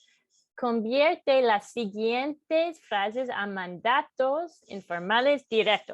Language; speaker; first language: Spanish; non-native, fluent; English